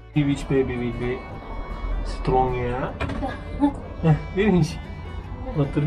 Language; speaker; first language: English; non-native, learner; Turkish